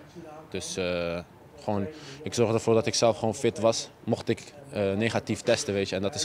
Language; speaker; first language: Dutch; native; Dutch